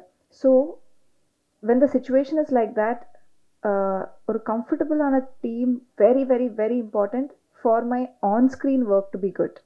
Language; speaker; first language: Tamil; non-native, learner; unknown